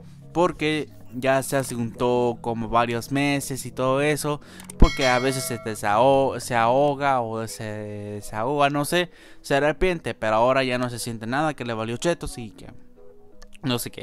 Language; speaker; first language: Spanish; native; Spanish